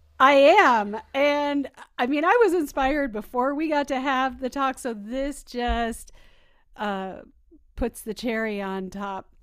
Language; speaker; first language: English; native; English